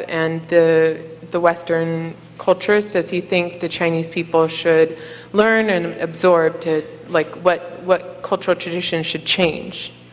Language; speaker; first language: English; native; English